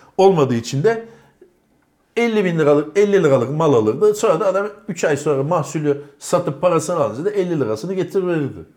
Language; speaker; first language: Turkish; native; Turkish